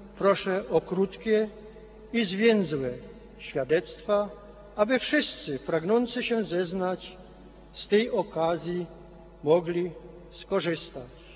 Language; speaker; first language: Polish; native; Polish